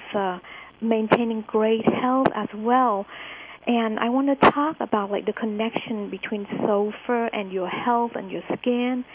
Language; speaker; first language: English; early bilingual, other home language; Vietnamese